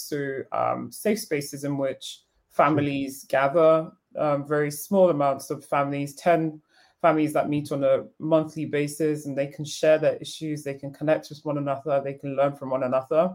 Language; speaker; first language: English; non-native, local second language; Yoruba